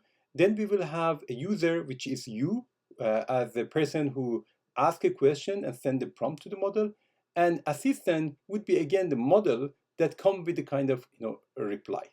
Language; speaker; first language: English; non-native, fluent; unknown